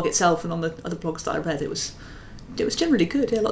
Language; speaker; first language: English; native; English